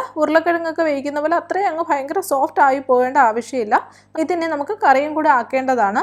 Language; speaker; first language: Malayalam; native; Malayalam